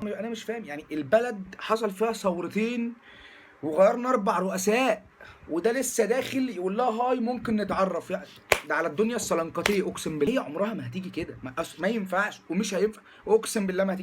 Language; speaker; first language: Arabic; native; Arabic